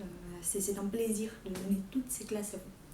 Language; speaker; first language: French; non-native, fluent; Portuguese